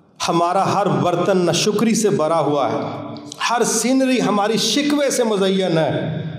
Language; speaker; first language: Urdu; non-native, local second language; Punjabi